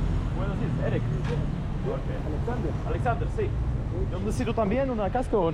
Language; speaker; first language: Spanish; non-native, fluent; Russian